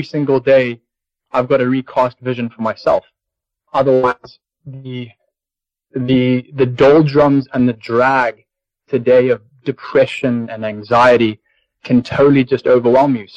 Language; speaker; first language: English; native; English